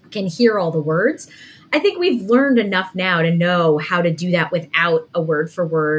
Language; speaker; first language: English; native; English